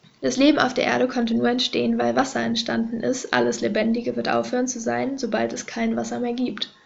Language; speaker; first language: German; native; German